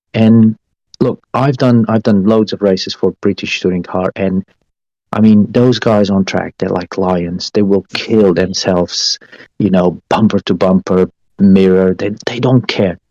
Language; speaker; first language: English; non-native, fluent; Portuguese